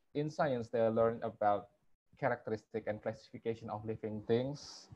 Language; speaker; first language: English; non-native, fluent; Indonesian